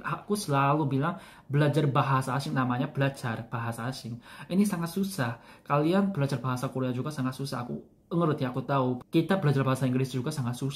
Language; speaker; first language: Indonesian; non-native, fluent; Korean